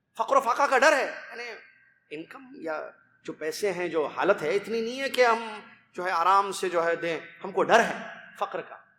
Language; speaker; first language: Urdu; native; Urdu